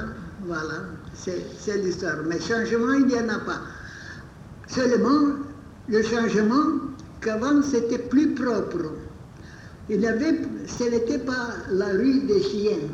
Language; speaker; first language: French; non-native, fluent; Bulgarian